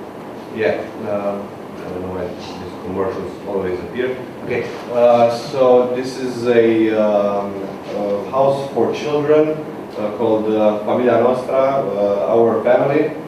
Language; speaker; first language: English; non-native, learner; Romanian